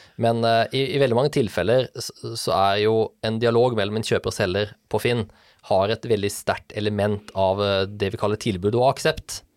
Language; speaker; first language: Norwegian; native; Norwegian